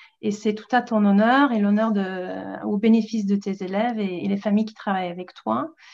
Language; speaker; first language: French; non-native, fluent; English